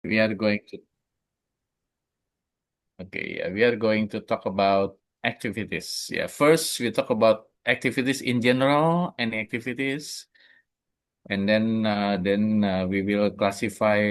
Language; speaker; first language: English; non-native, learner; Indonesian